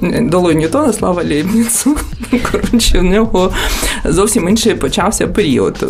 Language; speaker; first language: Ukrainian; native; Ukrainian